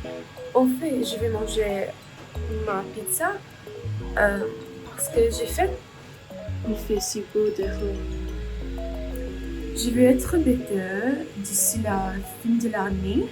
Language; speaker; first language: French; non-native, learner; English